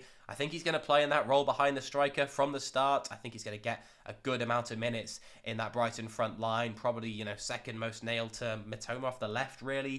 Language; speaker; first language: English; native; English